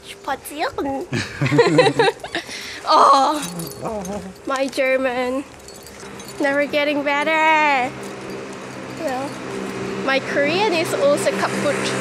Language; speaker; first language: English; non-native, learner; Korean